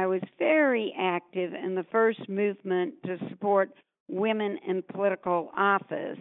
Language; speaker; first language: English; native; English